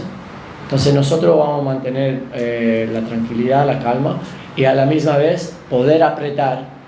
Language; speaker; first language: Spanish; non-native, fluent; English